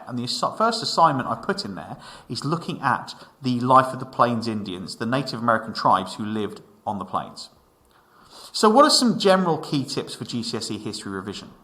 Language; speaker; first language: English; native; English